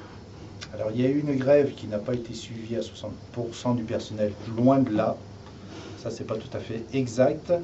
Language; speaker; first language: French; native; French